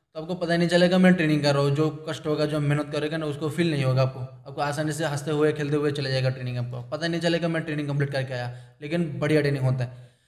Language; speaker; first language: Hindi; non-native, local second language; Bangla